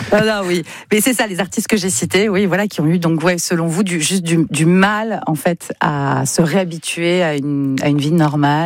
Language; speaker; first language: French; native; French